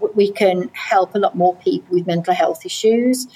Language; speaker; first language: English; native; English